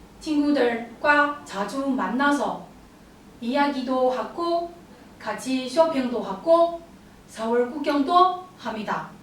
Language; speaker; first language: Korean; non-native, learner; Chinese